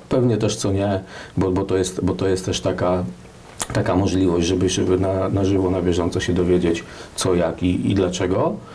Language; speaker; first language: Polish; native; Polish